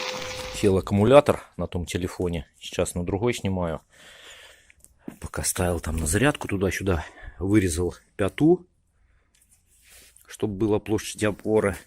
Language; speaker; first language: Russian; native; Russian